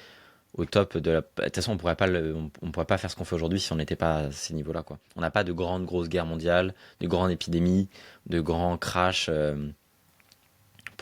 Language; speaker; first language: French; native; French